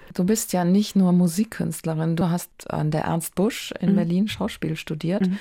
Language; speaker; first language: German; native; German